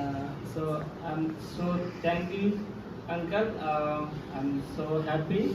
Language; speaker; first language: English; non-native, learner; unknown